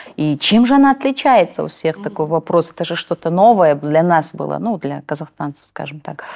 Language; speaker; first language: Russian; non-native, local second language; Kazakh